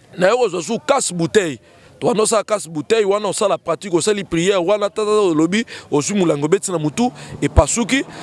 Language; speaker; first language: Lingala; native; Lingala